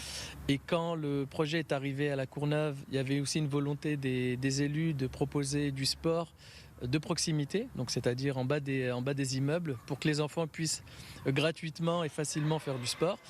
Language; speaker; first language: French; native; French